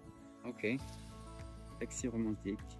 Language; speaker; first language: French; native; French